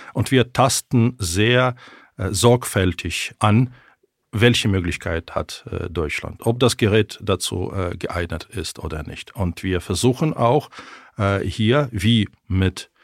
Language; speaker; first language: German; non-native, fluent; Ukrainian